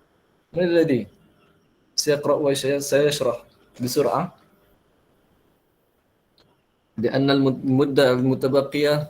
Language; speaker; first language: Arabic; non-native, fluent; Malay